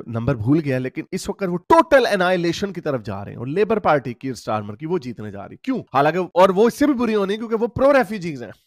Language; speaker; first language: Urdu; native; Urdu